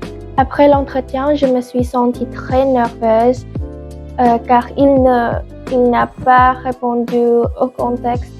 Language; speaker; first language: French; non-native, learner; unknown